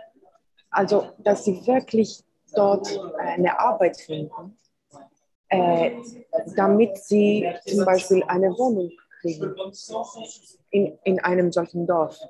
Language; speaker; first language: German; non-native, fluent; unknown